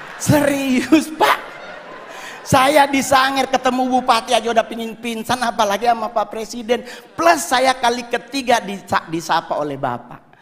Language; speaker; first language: Indonesian; native; Indonesian